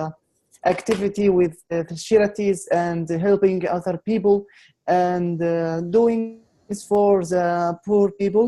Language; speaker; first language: English; non-native, learner; Arabic